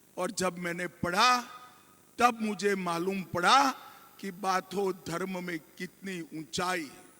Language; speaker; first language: Hindi; non-native, local second language; Gujarati